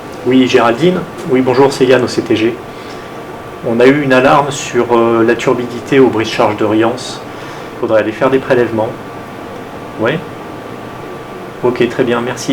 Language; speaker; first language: French; native; French